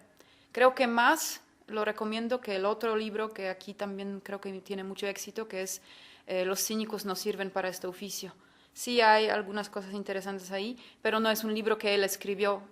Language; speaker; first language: Spanish; non-native, fluent; Polish